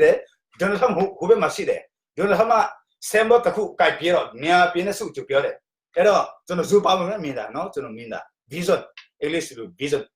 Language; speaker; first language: Burmese; non-native, local second language; Tedim Chin